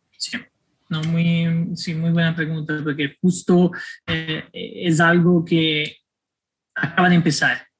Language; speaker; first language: Spanish; non-native, fluent; Italian